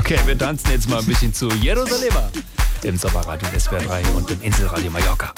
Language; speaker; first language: German; native; German